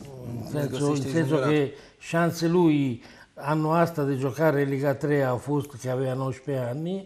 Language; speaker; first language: Romanian; non-native, learner; Italian